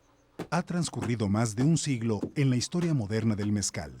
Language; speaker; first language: Spanish; native; Spanish